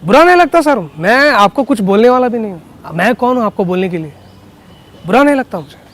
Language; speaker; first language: Hindi; non-native, local second language; Telugu